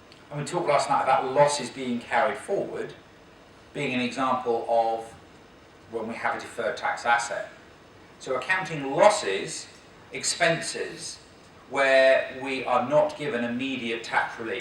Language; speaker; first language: English; native; English